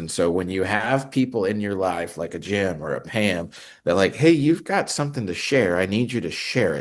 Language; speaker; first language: English; native; English